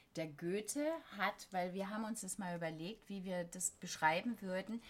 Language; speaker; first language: German; native; German